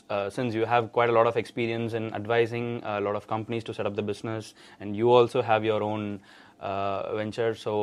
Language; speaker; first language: English; non-native, local second language; Tamil